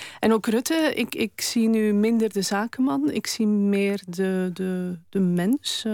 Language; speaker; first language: Dutch; native; Dutch